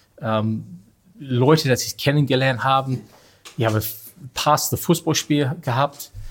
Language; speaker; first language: German; non-native, learner; English